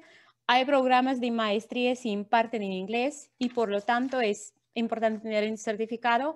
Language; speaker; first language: Spanish; non-native, learner; Russian